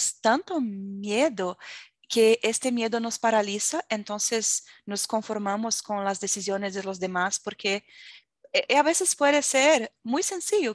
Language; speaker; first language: Spanish; non-native, fluent; Portuguese